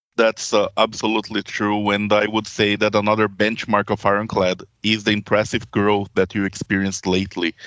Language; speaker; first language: English; non-native, fluent; Portuguese